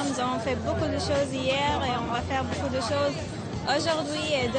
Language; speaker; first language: French; non-native, fluent; Arabic